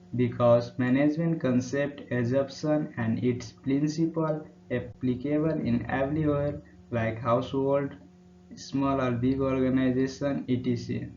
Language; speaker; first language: English; non-native, local second language; Nepali